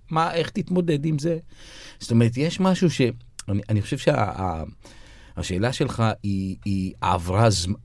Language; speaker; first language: Hebrew; non-native, local second language; Arabic